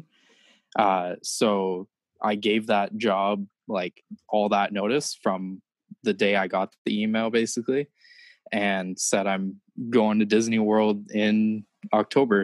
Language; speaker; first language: English; native; English